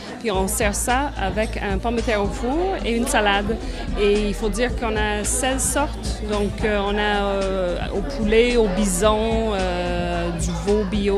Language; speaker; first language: French; native; French